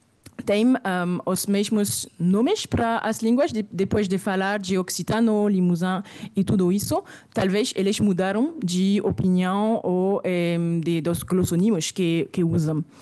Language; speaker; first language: Portuguese; non-native, fluent; French